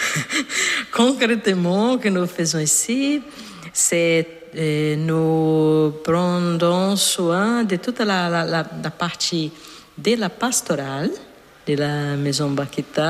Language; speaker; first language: French; non-native, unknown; Portuguese